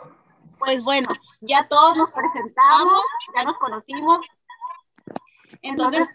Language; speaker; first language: Spanish; native; Spanish